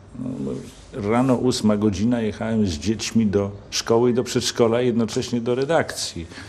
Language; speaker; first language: Polish; native; Polish